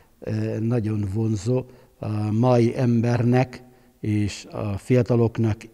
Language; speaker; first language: Hungarian; non-native, fluent; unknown